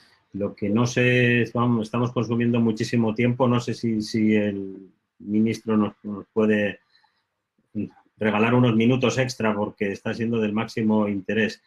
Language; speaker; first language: Spanish; native; Spanish